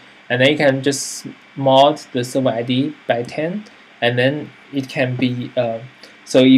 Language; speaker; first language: English; non-native, fluent; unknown